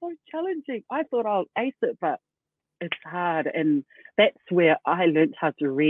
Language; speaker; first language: English; native; English